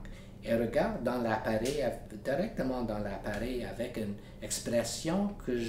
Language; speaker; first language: French; non-native, local second language; English